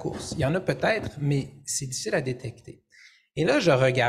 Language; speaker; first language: French; native; French